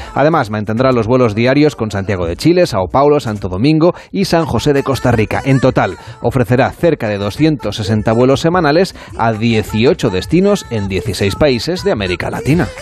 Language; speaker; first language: Spanish; native; Spanish